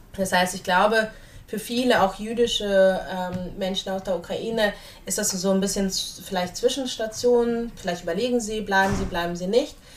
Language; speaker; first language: German; early bilingual, other home language; Russian